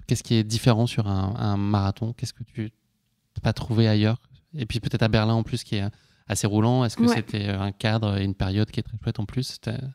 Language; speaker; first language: French; native; French